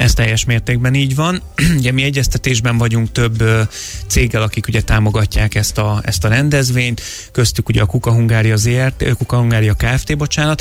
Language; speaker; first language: Hungarian; native; Hungarian